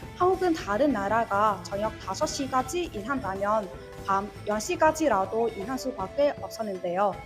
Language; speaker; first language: Korean; non-native, learner; Vietnamese